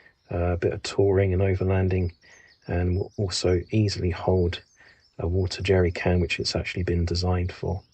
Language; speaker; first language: English; native; English